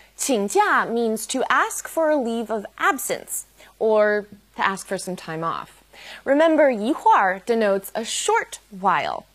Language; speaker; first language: English; native; English